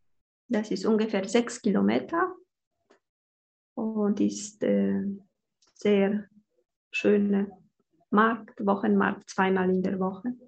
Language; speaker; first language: German; non-native, fluent; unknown